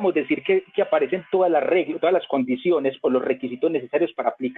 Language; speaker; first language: Spanish; native; Spanish